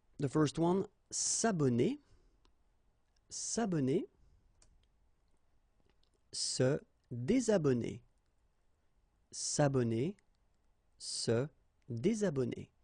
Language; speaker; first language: French; native; French